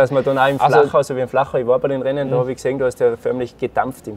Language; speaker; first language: German; native; German